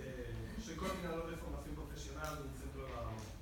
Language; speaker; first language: Spanish; native; Spanish